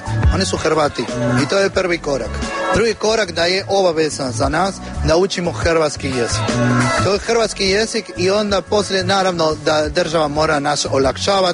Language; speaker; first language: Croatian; non-native, learner; Spanish